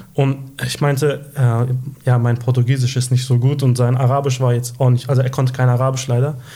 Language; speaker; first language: German; early bilingual, other home language; Turkish